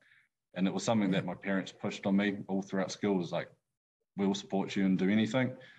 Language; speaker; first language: English; native; English